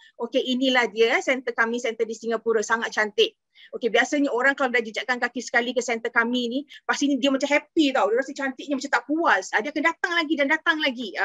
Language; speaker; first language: Malay; native; Malay